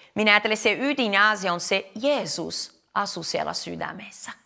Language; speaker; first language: Finnish; non-native, learner; Portuguese